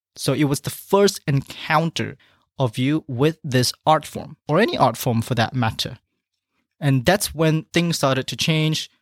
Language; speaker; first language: English; non-native, local second language; Chinese